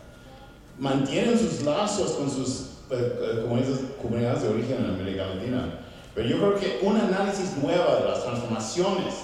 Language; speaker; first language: Spanish; early bilingual, heritage; Spanish